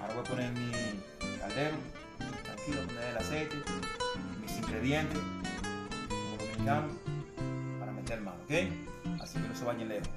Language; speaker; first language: Spanish; native; Spanish